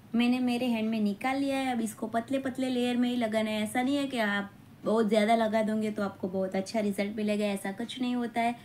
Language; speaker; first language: Hindi; non-native, local second language; Gujarati